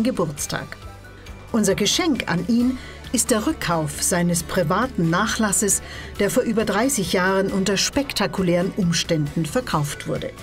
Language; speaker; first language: German; native; German